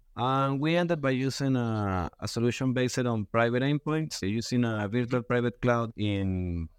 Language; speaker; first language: English; non-native, fluent; Spanish